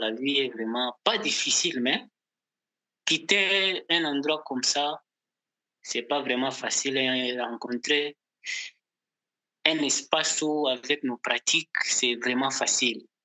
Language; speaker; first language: French; non-native, local second language; Portuguese